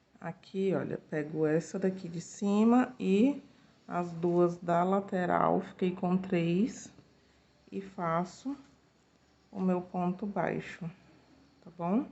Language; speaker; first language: Portuguese; native; Portuguese